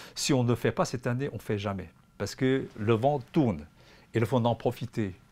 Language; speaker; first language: French; non-native, fluent; Chinese